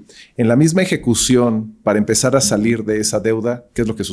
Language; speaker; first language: Spanish; native; Spanish